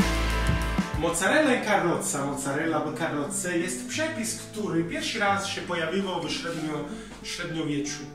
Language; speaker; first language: Polish; non-native, learner; Italian